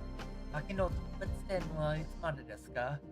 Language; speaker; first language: Japanese; non-native, learner; English